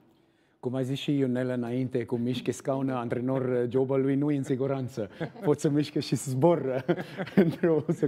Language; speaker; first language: Romanian; non-native, learner; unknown